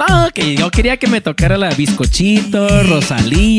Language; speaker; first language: Spanish; early bilingual, other home language; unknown